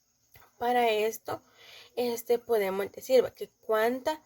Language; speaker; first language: Spanish; native; Spanish